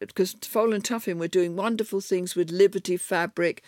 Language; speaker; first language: English; native; English